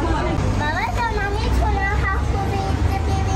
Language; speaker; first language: Chinese; early bilingual, heritage; Chinese